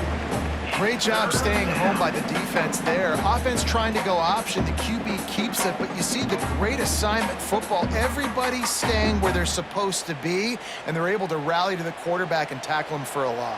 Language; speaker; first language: English; native; English